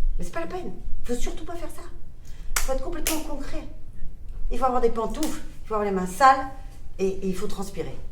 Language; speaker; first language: French; native; French